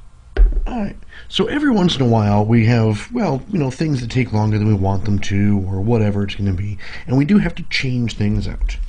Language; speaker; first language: English; native; English